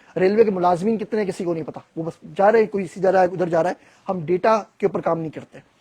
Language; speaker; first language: Urdu; native; Urdu